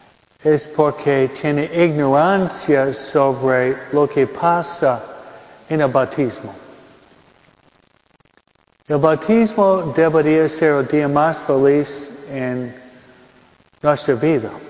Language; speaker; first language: Spanish; non-native, fluent; English